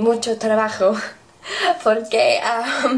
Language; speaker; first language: Spanish; non-native, learner; English